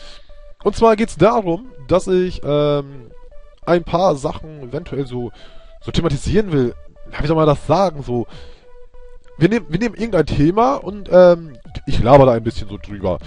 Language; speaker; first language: German; native; German